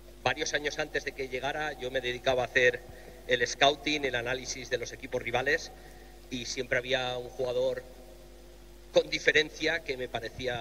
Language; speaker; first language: Spanish; native; Spanish